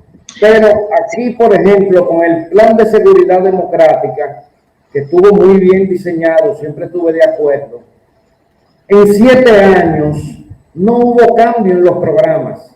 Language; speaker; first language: Spanish; native; Spanish